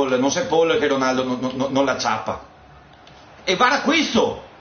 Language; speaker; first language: Italian; native; Italian